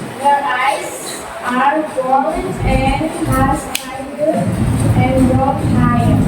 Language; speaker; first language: English; non-native, learner; Indonesian